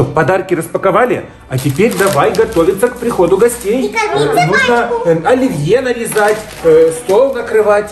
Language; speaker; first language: Russian; native; Russian